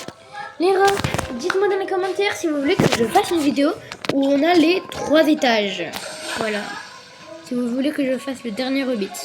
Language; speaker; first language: French; native; French